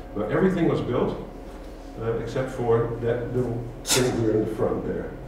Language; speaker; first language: English; non-native, fluent; Dutch